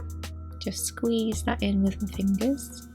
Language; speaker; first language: English; native; English